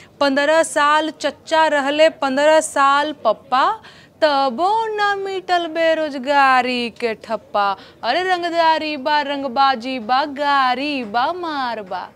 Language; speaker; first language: Hindi; non-native, local second language; Bhojpuri